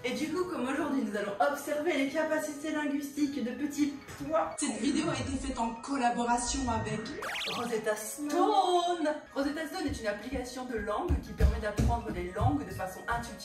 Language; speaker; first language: French; native; French